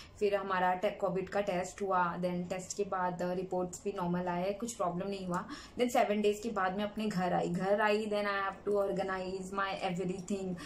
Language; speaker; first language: Hindi; native; Hindi